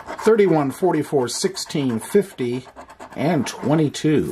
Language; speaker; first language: English; native; English